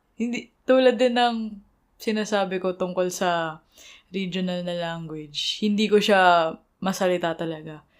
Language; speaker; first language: Filipino; native; Filipino